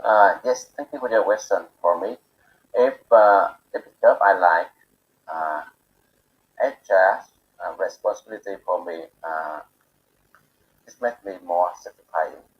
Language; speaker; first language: English; non-native, learner; Bangla